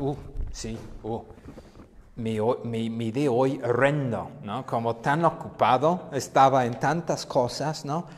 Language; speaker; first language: Spanish; non-native, fluent; English